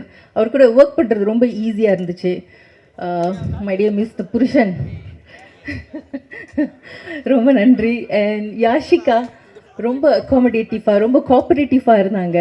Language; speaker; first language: Tamil; native; Tamil